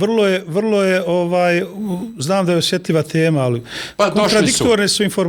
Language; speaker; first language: Bosnian; native; Bosnian